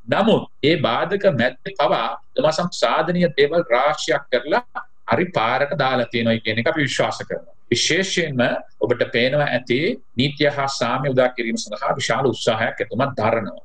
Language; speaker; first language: Sinhala; non-native, local second language; Tamil